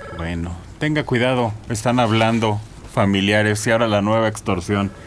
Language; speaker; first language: Spanish; native; Spanish